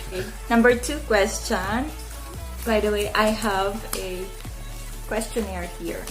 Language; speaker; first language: English; non-native, local second language; Filipino